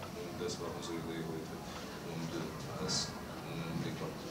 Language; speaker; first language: German; non-native, learner; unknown